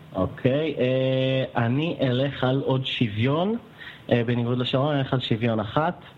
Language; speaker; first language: Hebrew; native; Hebrew